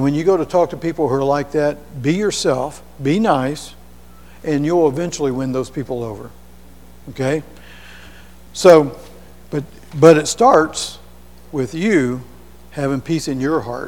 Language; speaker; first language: English; native; English